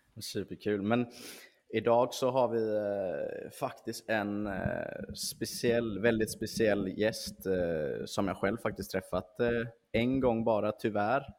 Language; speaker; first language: Swedish; native; Swedish